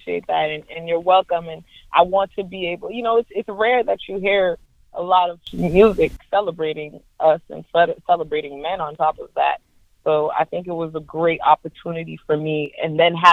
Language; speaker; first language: English; native; English